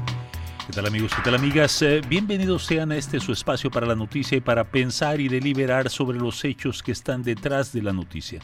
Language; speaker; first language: Spanish; native; Spanish